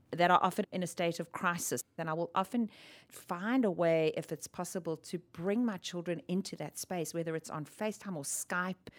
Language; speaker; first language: English; native; English